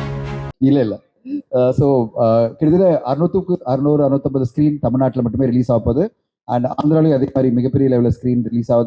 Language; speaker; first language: Tamil; native; Tamil